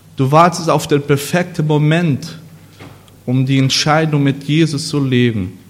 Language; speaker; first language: German; non-native, fluent; Portuguese